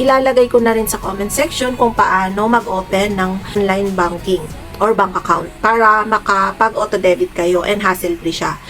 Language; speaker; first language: Filipino; native; Filipino